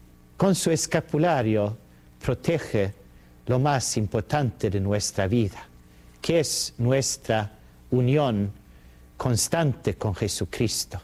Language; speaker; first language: Spanish; non-native, fluent; Swedish